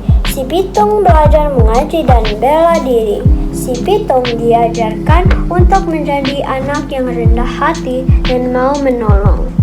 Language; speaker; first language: Indonesian; native; Indonesian